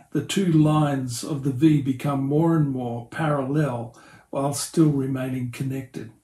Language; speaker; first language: English; native; English